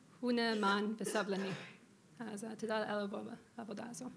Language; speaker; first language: Hebrew; non-native, fluent; English